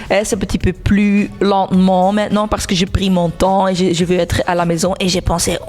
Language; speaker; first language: French; non-native, local second language; Dutch